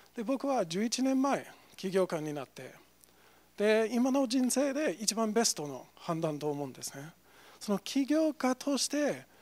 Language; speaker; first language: Japanese; non-native, fluent; English